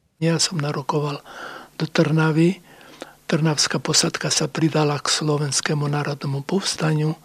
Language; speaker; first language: Slovak; non-native, local second language; Rusyn